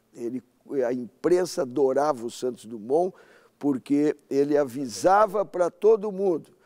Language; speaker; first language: Portuguese; native; Portuguese